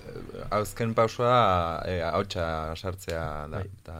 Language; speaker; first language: Basque; early bilingual, other home language; Polish